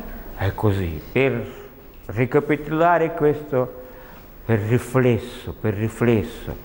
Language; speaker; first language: Italian; non-native, learner; Russian